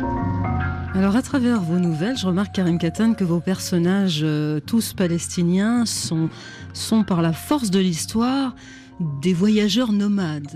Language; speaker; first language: French; native; French